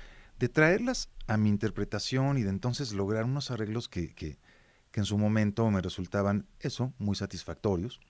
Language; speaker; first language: Spanish; native; Spanish